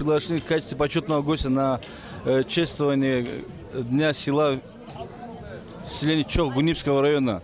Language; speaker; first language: Russian; native; Russian